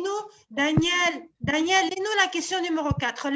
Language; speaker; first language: French; non-native, local second language; Arabic